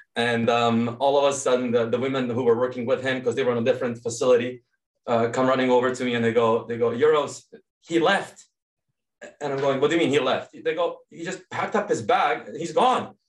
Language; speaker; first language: English; early bilingual, other home language; Serbian